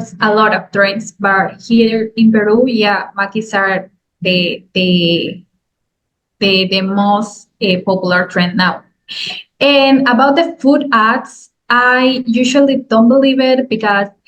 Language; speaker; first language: English; non-native, learner; Spanish